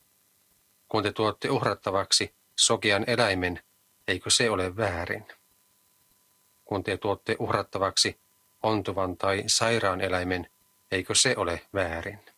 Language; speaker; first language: Finnish; native; Finnish